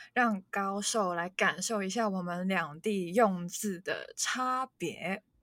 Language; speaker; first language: Chinese; non-native, local second language; Cantonese